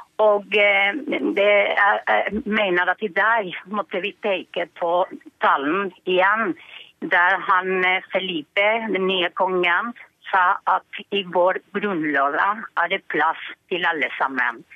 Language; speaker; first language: Norwegian; non-native, fluent; Spanish